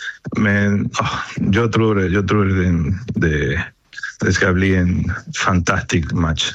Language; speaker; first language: Swedish; non-native, learner; Spanish